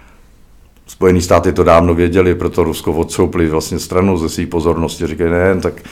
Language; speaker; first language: Czech; native; Czech